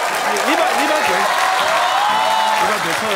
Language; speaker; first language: Chinese; native; Chinese